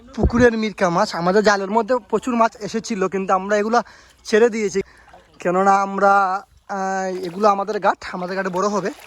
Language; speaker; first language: Bangla; non-native, local second language; Sylheti